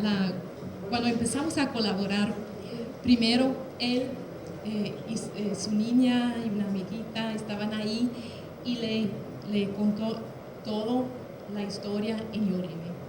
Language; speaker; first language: Spanish; non-native, fluent; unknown